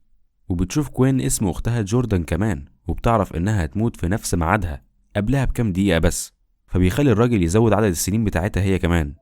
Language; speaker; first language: Arabic; native; Arabic